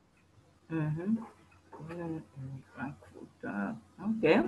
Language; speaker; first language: German; non-native, learner; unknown